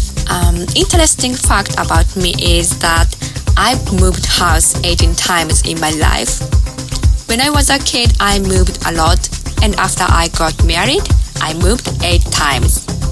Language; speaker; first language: English; non-native, learner; Japanese